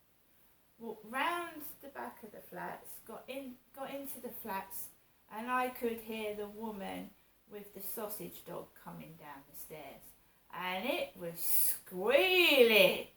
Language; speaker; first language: English; native; English